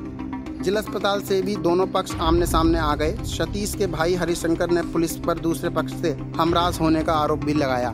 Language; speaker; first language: Hindi; native; Hindi